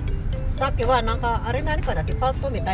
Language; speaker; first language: Japanese; non-native, fluent; Filipino